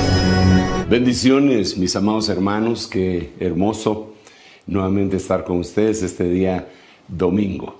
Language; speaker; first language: Spanish; native; Spanish